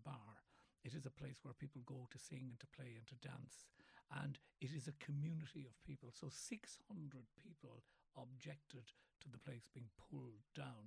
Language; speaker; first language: English; native; English